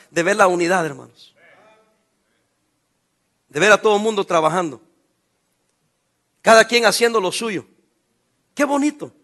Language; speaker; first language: Spanish; native; Spanish